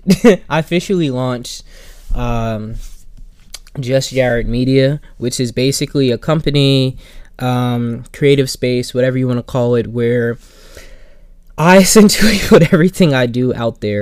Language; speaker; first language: English; native; English